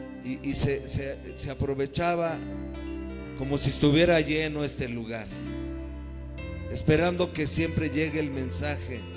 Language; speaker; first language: Spanish; native; Spanish